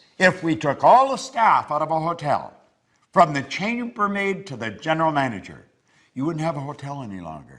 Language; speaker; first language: English; native; English